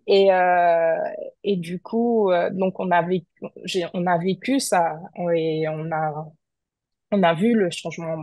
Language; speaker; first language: French; non-native, fluent; Portuguese